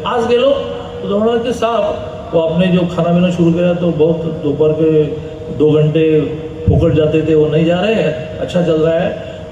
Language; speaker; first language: Hindi; non-native, local second language; Marathi